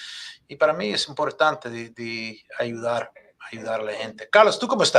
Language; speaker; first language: Spanish; non-native, fluent; English